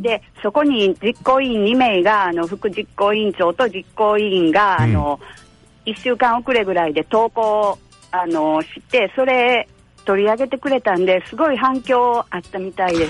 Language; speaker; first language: Japanese; native; Japanese